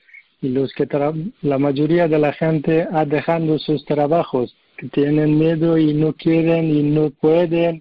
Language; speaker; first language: Spanish; non-native, learner; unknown